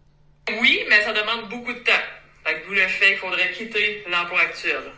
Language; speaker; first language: French; native; French